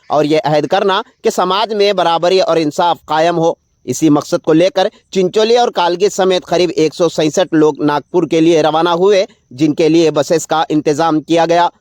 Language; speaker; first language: Urdu; native; Urdu